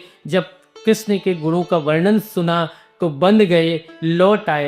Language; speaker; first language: Hindi; native; Hindi